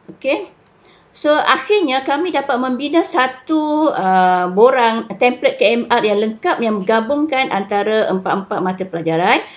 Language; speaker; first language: Malay; native; Malay